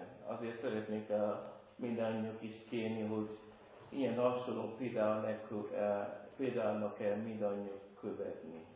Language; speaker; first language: Hungarian; non-native, learner; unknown